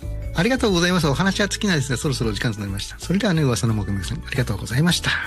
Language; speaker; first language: Japanese; native; Japanese